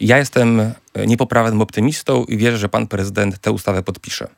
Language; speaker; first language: Polish; native; Polish